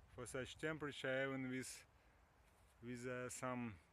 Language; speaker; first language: English; non-native, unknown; Russian